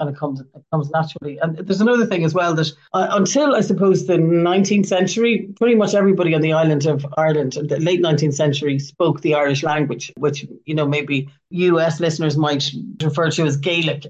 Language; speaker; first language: English; native; English